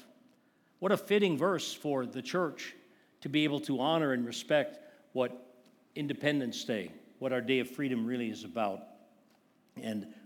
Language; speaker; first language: English; native; English